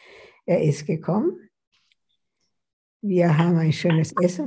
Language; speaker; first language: German; non-native, fluent; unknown